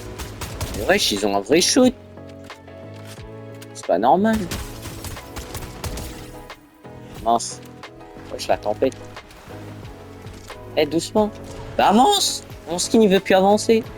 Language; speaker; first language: French; native; French